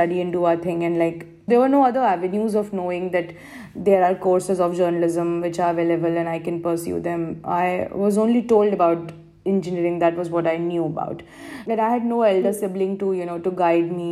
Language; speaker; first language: English; non-native, local second language; Hindi